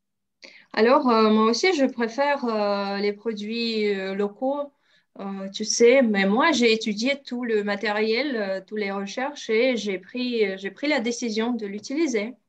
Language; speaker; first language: French; non-native, fluent; Russian